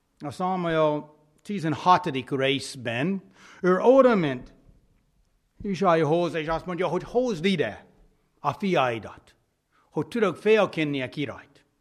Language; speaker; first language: Hungarian; non-native, fluent; English